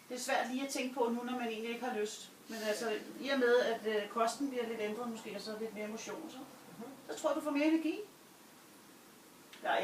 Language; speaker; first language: Danish; native; Danish